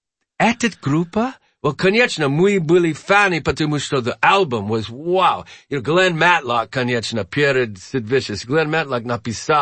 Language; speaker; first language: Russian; non-native, learner; English